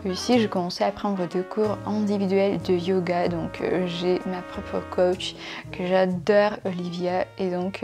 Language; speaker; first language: French; non-native, fluent; Russian